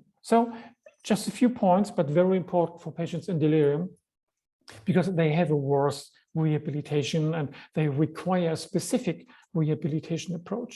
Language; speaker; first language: English; non-native, fluent; German